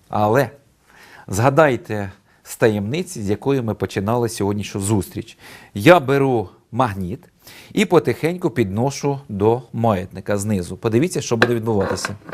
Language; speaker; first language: Ukrainian; native; Ukrainian